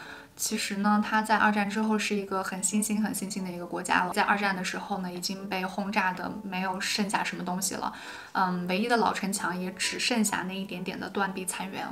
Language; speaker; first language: Chinese; native; Chinese